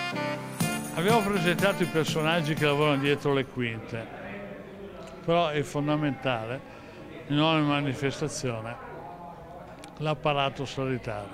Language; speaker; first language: Italian; native; Italian